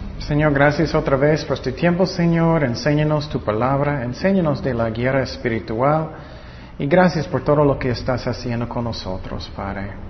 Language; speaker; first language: Spanish; non-native, fluent; English